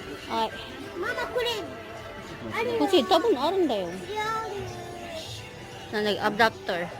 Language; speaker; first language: Japanese; non-native, learner; Filipino